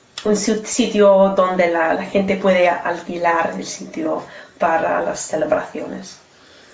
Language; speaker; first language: Spanish; non-native, learner; English